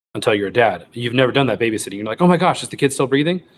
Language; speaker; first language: English; native; English